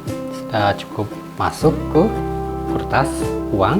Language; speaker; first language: Indonesian; non-native, fluent; Japanese